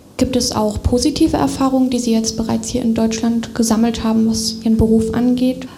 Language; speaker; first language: German; native; German